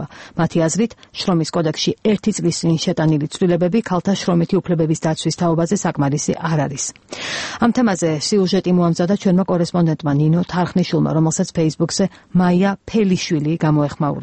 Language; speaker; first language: Georgian; native; Georgian